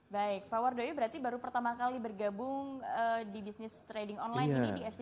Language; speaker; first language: Indonesian; native; Indonesian